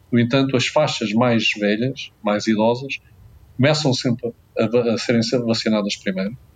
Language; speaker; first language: Portuguese; native; Portuguese